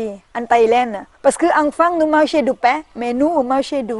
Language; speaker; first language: French; non-native, learner; Thai